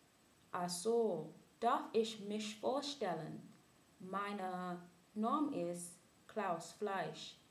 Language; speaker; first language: German; non-native, learner; English